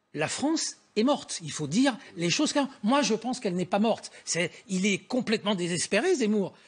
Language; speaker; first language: French; native; French